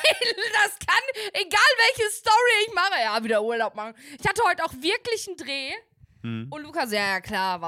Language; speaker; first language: German; native; German